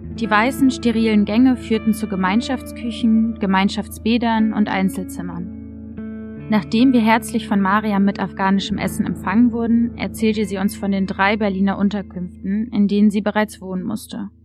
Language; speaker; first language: German; native; German